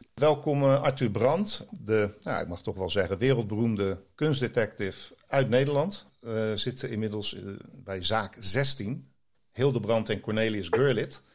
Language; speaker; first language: Dutch; native; Dutch